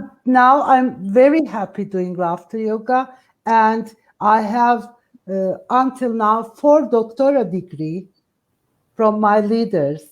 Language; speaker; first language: English; non-native, fluent; Turkish